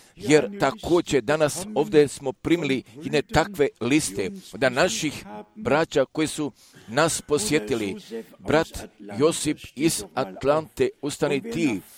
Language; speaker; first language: Croatian; early bilingual, heritage; Serbian